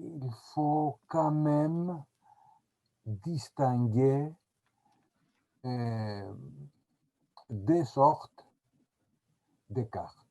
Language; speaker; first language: French; non-native, fluent; Greek